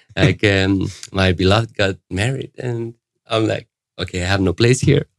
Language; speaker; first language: English; non-native, fluent; Arabic